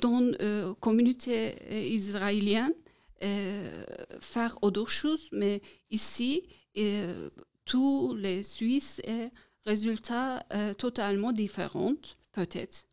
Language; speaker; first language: French; non-native, learner; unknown